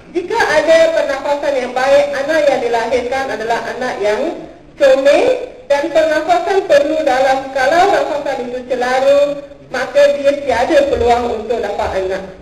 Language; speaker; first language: Malay; non-native, local second language; Tamil